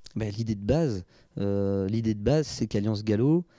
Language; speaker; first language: French; native; French